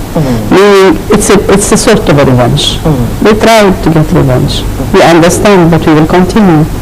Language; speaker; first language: English; non-native, fluent; Arabic